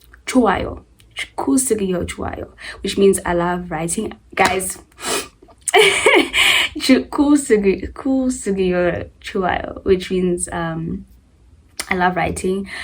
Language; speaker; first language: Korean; non-native, learner; English